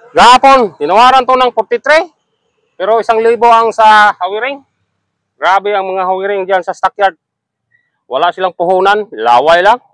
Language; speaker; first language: Filipino; non-native, local second language; Cebuano